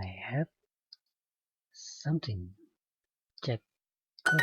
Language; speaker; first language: English; non-native, fluent; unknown